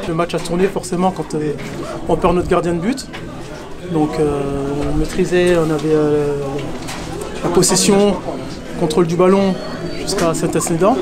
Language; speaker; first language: French; native; French